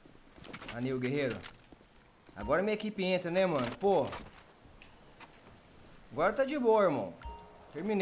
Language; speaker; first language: Portuguese; native; Portuguese